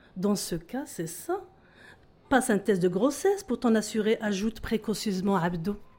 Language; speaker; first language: French; non-native, local second language; Arabic